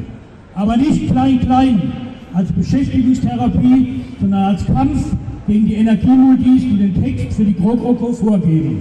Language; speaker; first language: German; native; German